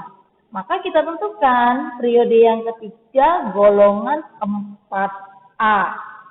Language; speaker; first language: Indonesian; native; Indonesian